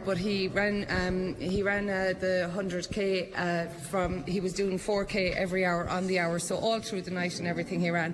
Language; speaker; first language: English; native; English